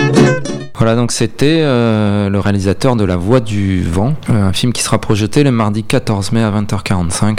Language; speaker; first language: French; native; French